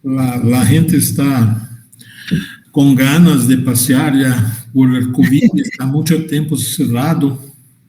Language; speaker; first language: Spanish; non-native, fluent; Portuguese